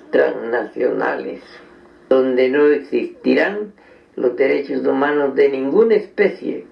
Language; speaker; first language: Spanish; native; Spanish